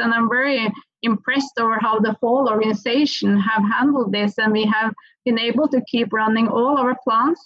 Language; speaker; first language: English; non-native, fluent; Norwegian